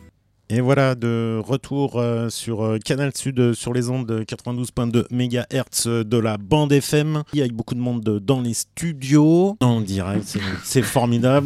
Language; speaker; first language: French; native; French